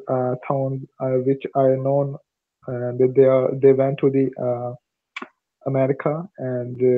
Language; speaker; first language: English; non-native, learner; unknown